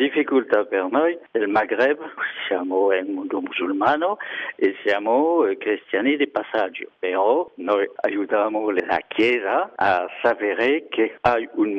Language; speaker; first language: Italian; non-native, learner; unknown